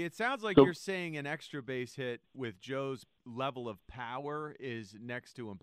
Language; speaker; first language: English; native; English